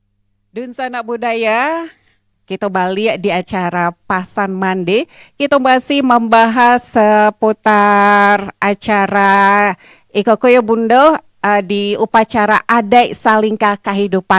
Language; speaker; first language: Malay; non-native, local second language; Minangkabau